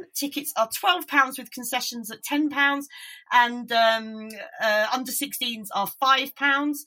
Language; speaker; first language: English; native; English